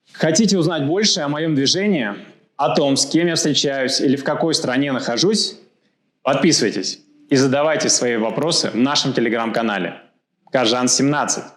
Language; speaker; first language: Russian; native; Russian